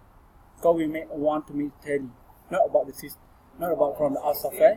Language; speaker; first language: English; non-native, learner; Malay